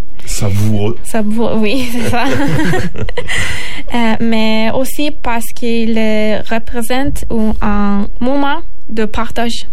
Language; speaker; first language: French; non-native, learner; Turkish